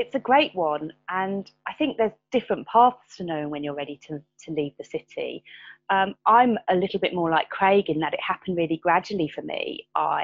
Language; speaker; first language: English; native; English